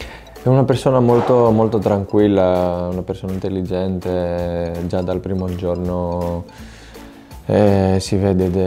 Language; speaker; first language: Italian; non-native, fluent; Greek